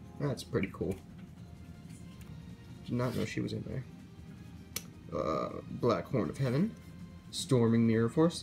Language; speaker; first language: English; native; English